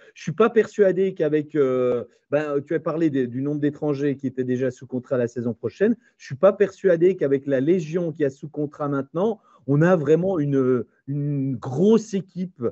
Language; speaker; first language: French; native; French